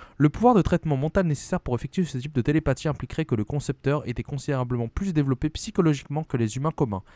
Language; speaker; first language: French; native; French